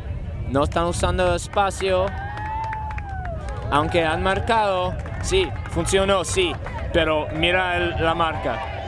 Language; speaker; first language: Spanish; non-native, learner; English